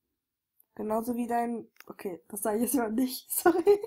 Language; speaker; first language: German; native; German